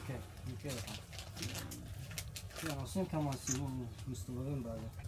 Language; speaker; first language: Hebrew; non-native, local second language; Arabic